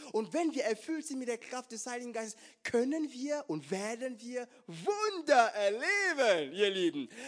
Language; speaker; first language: German; non-native, fluent; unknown